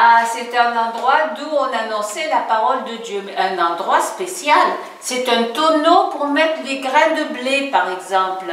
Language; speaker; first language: French; native; French